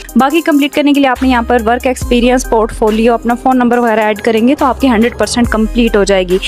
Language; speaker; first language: Urdu; non-native, local second language; Punjabi